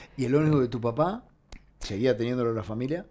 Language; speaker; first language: Spanish; native; Spanish